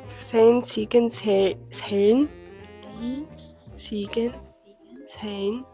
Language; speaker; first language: German; non-native, learner; Korean